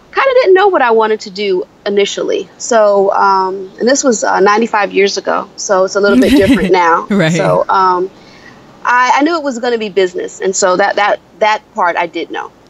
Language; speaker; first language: English; native; English